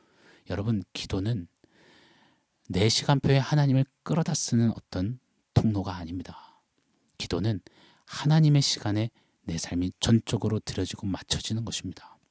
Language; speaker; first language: Korean; native; Korean